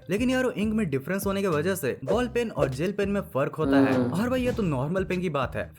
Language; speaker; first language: Hindi; native; Hindi